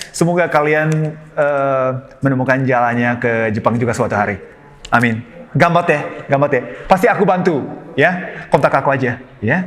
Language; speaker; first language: Indonesian; non-native, fluent; Japanese